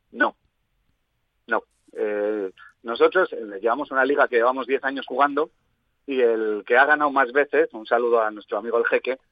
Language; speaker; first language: Spanish; native; Spanish